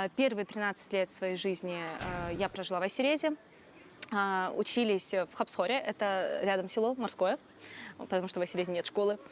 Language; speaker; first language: Russian; non-native, local second language; Crimean Tatar